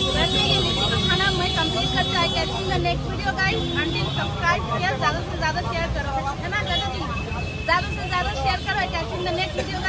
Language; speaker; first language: Hindi; non-native, local second language; Bangla